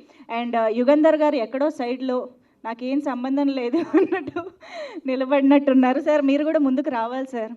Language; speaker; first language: Telugu; native; Telugu